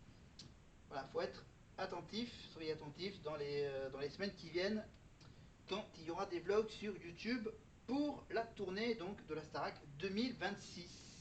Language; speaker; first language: French; native; French